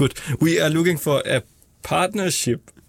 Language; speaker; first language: English; non-native, learner; Danish